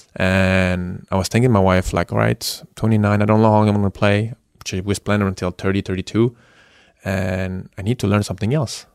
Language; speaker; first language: English; non-native, fluent; French